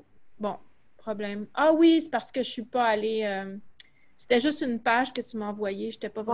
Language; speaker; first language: French; native; French